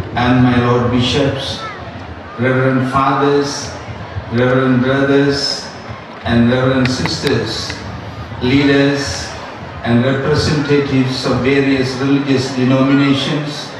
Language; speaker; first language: English; non-native, local second language; Tamil